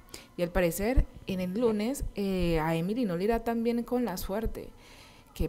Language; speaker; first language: Spanish; native; Spanish